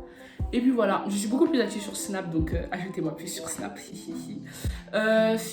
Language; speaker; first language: French; native; French